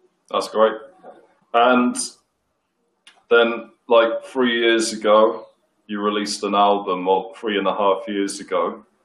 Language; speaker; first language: English; native; English